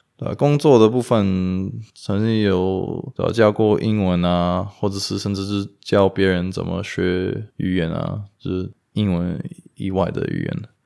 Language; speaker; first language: Chinese; non-native, fluent; Romanian